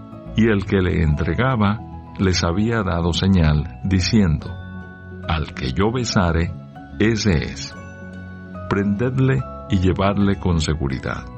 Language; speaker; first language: Spanish; native; Spanish